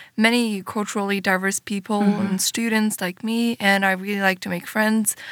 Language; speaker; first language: English; early bilingual, other home language; Chinese